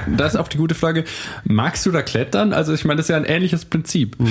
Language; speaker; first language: German; native; German